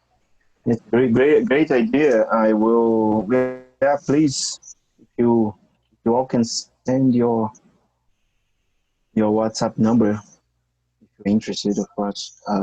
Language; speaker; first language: English; non-native, fluent; Portuguese